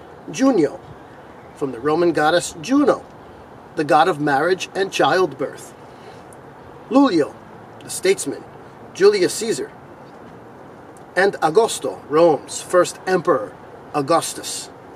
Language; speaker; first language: English; native; English